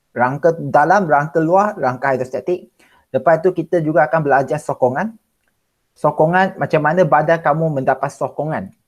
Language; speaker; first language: Malay; non-native, local second language; Chinese